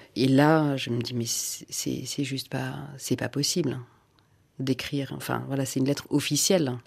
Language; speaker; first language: French; non-native, local second language; Finnish